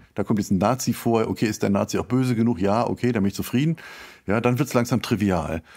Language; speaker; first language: German; native; German